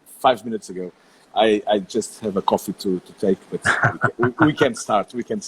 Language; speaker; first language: English; non-native, learner; Portuguese